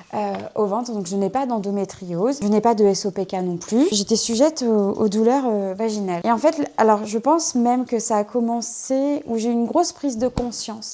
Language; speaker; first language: French; native; French